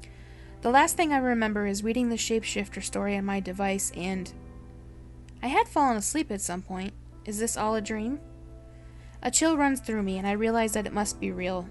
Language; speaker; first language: English; native; English